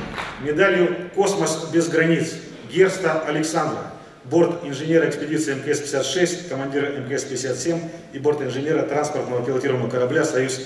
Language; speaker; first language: Russian; native; Russian